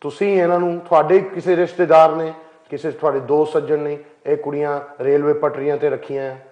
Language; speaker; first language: Punjabi; early bilingual, heritage; Punjabi